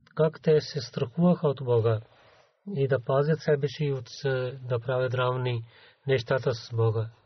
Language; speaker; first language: Bulgarian; non-native, learner; Urdu